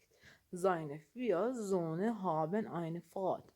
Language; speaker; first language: German; non-native, learner; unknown